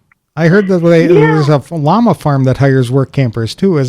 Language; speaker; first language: English; native; English